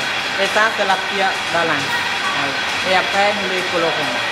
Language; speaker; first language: French; non-native, fluent; Khmer